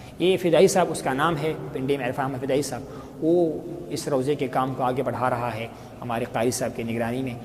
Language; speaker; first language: Urdu; non-native, local second language; Pashto